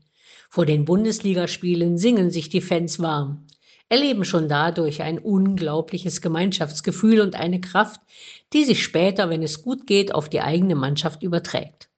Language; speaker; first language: German; native; German